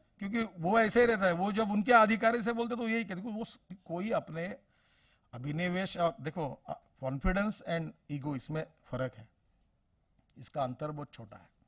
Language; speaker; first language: Hindi; non-native, local second language; Marathi